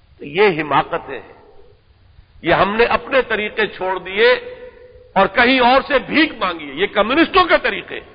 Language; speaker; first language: Urdu; native; Urdu